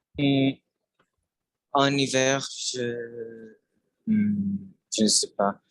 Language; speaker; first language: French; non-native, learner; Spanish